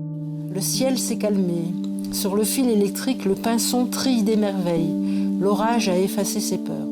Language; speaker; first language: French; native; French